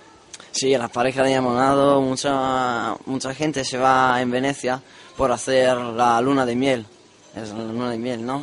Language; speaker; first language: Spanish; non-native, learner; Italian